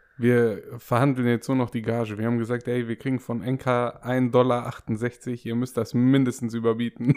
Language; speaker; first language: German; native; German